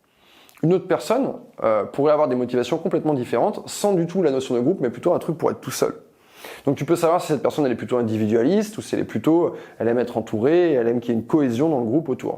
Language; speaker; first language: French; native; French